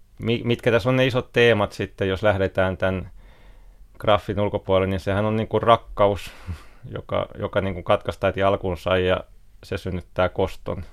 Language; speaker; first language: Finnish; native; Finnish